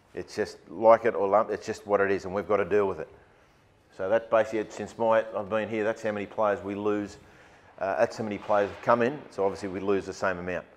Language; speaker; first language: English; native; English